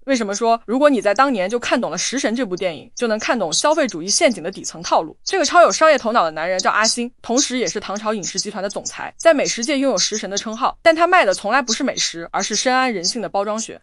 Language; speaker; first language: Chinese; native; Chinese